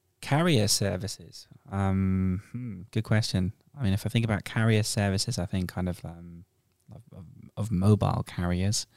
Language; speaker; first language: English; native; English